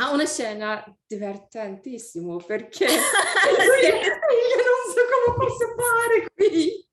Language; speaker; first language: Italian; non-native, learner; English